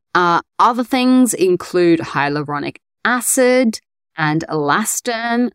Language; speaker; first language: English; native; English